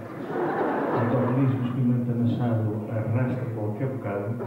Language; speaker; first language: Portuguese; native; Portuguese